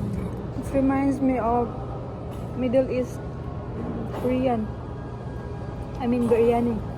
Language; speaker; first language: English; non-native, local second language; Cebuano